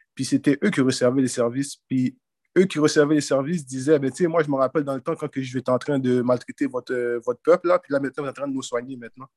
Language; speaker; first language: French; early bilingual, other home language; Haitian Creole